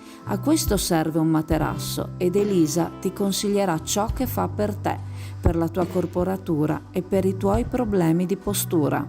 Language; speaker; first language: Italian; native; Italian